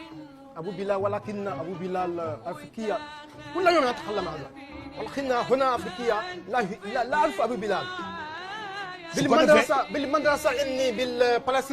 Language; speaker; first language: Arabic; non-native, learner; Wolof